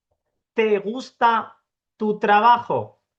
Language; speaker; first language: Spanish; non-native, fluent; Urdu